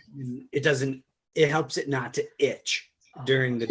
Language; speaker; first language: English; native; English